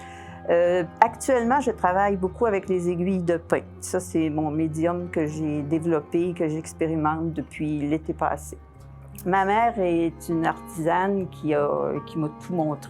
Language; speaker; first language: French; native; French